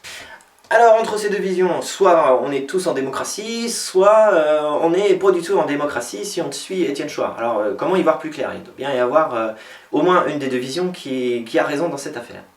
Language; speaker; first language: French; native; French